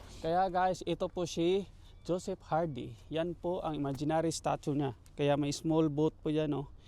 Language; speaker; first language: Filipino; native; Filipino